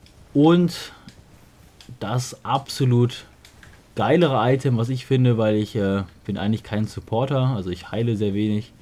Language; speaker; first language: German; native; German